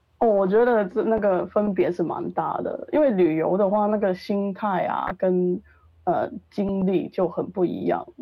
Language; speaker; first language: Chinese; non-native, local second language; Cantonese